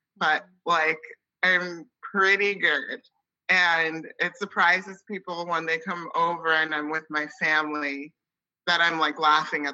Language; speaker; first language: English; early bilingual, other home language; Akan